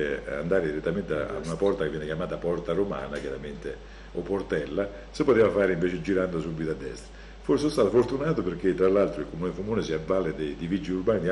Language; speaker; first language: Italian; native; Italian